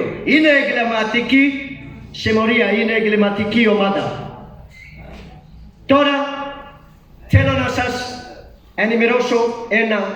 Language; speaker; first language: Greek; non-native, fluent; Urdu